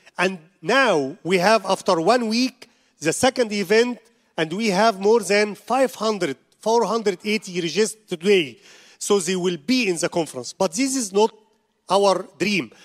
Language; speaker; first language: English; non-native, learner; Arabic